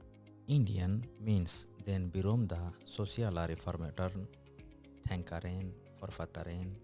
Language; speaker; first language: Swedish; non-native, fluent; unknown